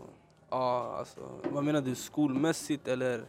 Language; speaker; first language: Swedish; early bilingual, other home language; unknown